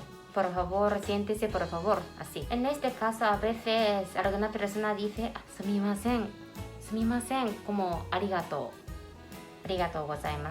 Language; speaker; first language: Spanish; non-native, fluent; Japanese